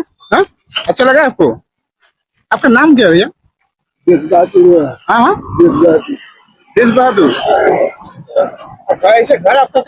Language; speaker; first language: Hindi; non-native, local second language; Assamese